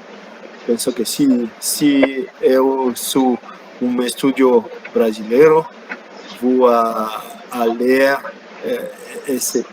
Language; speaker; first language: Portuguese; non-native, learner; French